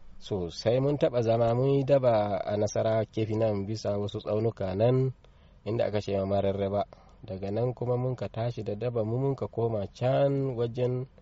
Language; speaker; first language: Hausa; non-native, local second language; Fula